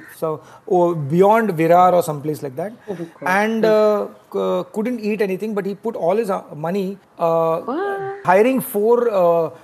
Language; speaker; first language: English; non-native, local second language; Tamil